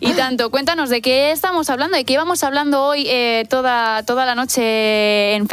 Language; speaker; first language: Spanish; native; Spanish